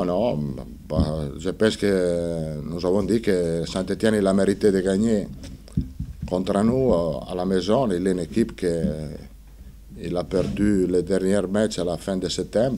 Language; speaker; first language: French; non-native, fluent; Italian